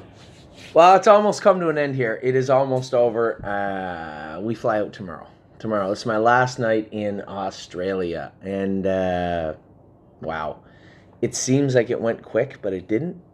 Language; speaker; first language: English; native; English